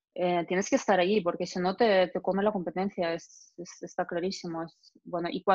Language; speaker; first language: Spanish; non-native, fluent; Russian